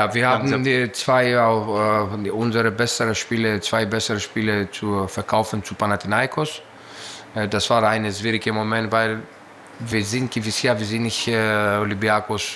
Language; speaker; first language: German; non-native, learner; Greek